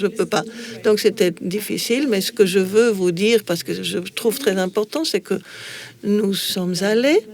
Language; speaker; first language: French; non-native, fluent; Spanish